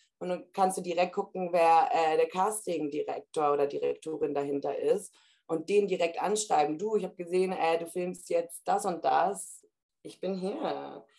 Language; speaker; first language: German; early bilingual, heritage; German